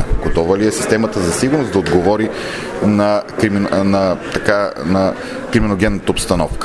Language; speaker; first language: Bulgarian; native; Bulgarian